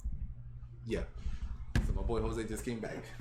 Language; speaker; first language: English; native; English